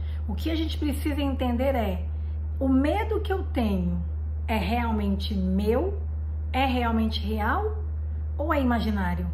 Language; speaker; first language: Portuguese; native; Portuguese